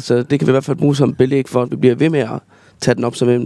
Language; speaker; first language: Danish; native; Danish